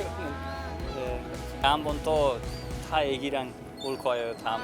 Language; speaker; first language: Korean; non-native, learner; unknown